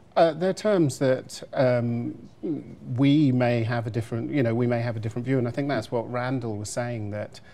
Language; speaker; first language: English; native; English